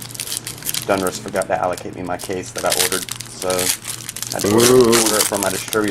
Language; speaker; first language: English; native; English